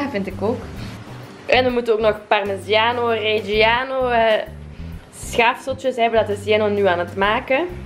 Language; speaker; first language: Dutch; native; Dutch